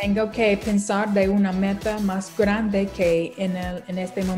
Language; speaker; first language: Spanish; non-native, learner; English